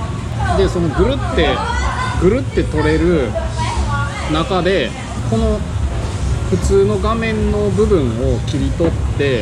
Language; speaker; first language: Japanese; native; Japanese